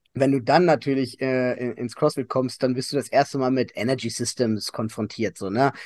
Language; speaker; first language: German; native; German